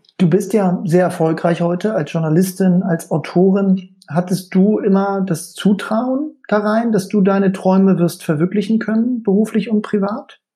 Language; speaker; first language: German; native; German